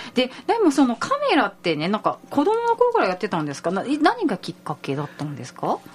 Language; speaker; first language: Japanese; native; Japanese